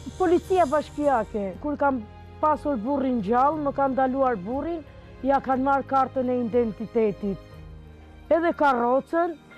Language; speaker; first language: Albanian; non-native, local second language; Romany